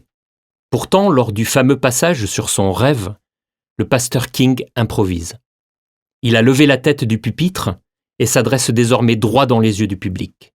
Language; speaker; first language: French; native; French